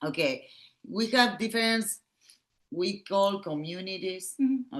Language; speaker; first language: English; non-native, learner; Catalan